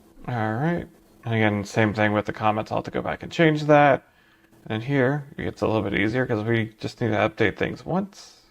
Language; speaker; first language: English; native; English